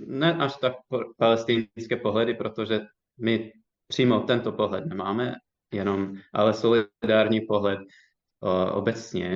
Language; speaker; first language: Czech; non-native, fluent; English